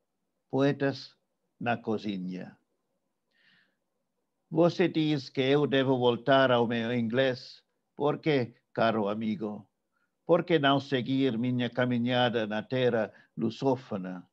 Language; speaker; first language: Portuguese; non-native, fluent; English